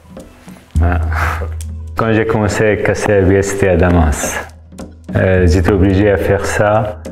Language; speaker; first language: French; non-native, fluent; Arabic